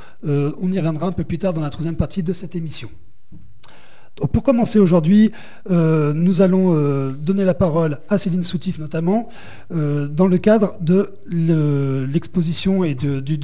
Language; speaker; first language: French; native; French